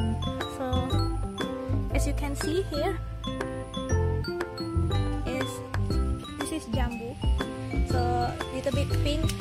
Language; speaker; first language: English; non-native, learner; Indonesian